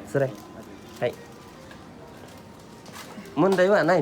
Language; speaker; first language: Japanese; non-native, learner; Filipino